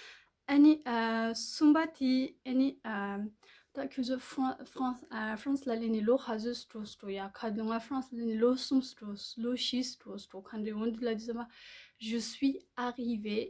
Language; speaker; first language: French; non-native, learner; Tibetan